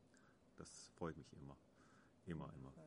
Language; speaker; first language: German; non-native, learner; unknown